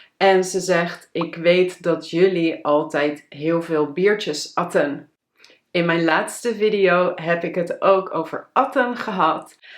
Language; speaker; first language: Dutch; native; Dutch